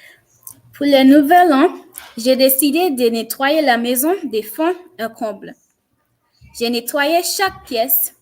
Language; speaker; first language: French; non-native, learner; English